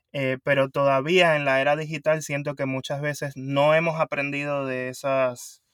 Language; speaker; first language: Spanish; native; Spanish